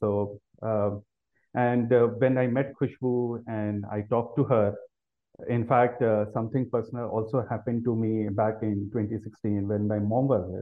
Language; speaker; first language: English; non-native, local second language; Hindi